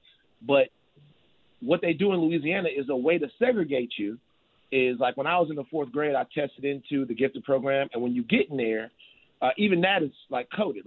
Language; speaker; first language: English; native; English